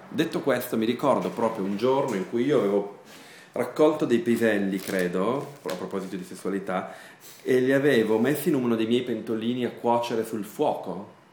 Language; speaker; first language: Italian; native; Italian